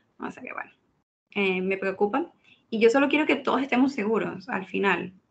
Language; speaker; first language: Spanish; native; Spanish